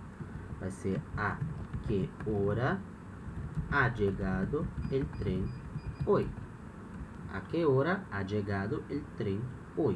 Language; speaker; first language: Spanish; non-native, fluent; Portuguese